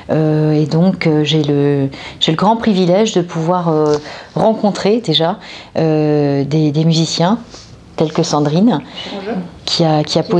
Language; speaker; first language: French; native; French